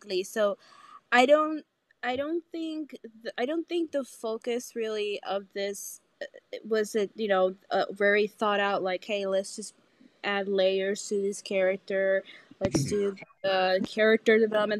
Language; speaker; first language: English; non-native, fluent; Spanish